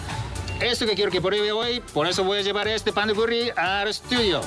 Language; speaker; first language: Spanish; non-native, fluent; Japanese